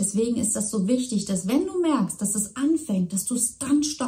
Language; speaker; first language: German; native; German